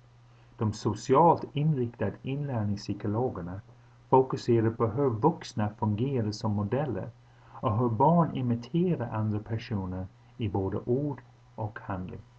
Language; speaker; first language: Swedish; non-native, fluent; English